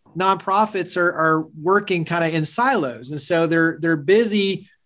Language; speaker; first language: English; native; English